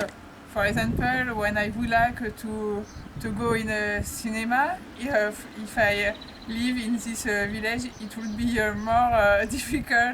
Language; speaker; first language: English; non-native, learner; French